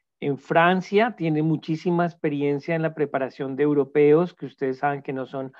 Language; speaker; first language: Spanish; native; Spanish